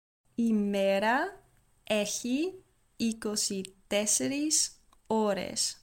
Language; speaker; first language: Greek; non-native, learner; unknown